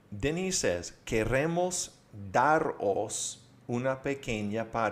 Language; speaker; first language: Spanish; non-native, fluent; English